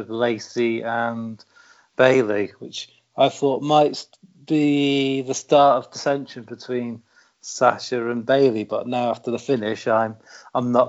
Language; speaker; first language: English; native; English